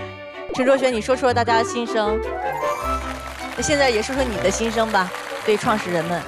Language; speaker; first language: Chinese; native; Chinese